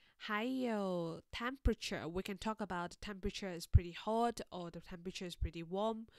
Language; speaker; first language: English; non-native, local second language; Chinese